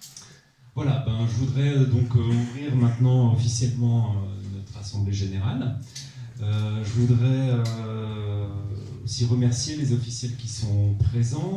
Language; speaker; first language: French; native; French